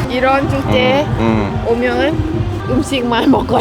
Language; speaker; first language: Korean; non-native, learner; Thai